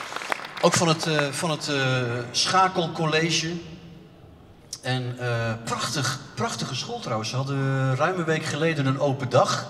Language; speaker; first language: Dutch; native; Dutch